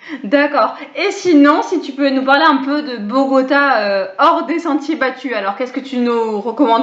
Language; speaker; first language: French; native; French